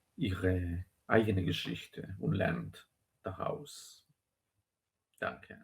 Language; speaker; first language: German; non-native, fluent; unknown